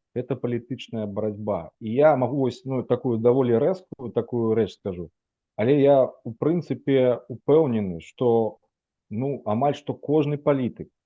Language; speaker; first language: Belarusian; non-native, local second language; Russian